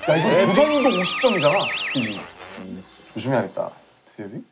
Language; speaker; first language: Korean; native; Korean